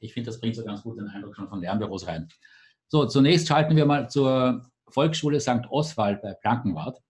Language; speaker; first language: German; native; German